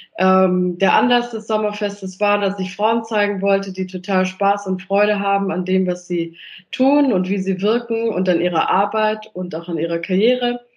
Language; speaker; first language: German; early bilingual, other home language; Italian